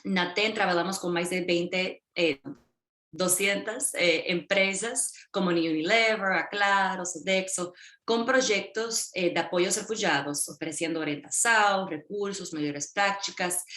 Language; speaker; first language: Portuguese; non-native, fluent; Spanish